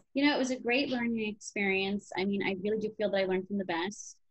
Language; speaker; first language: English; native; English